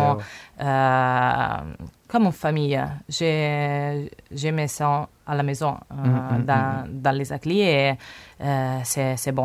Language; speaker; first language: French; non-native, learner; Italian